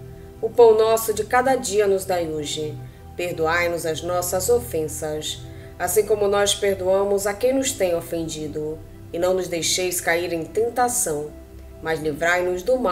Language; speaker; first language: Portuguese; native; Portuguese